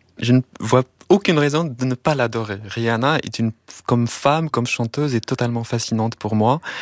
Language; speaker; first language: French; non-native, local second language; Arabic